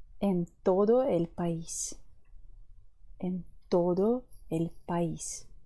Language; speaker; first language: Spanish; non-native, fluent; Ukrainian